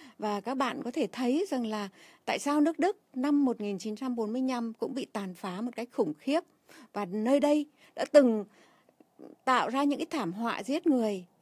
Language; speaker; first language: Vietnamese; native; Vietnamese